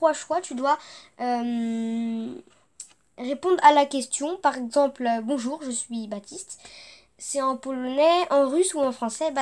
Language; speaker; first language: French; native; French